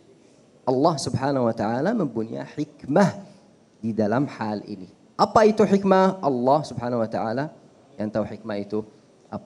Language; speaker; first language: Indonesian; non-native, fluent; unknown